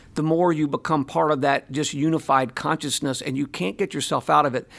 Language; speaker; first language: English; native; English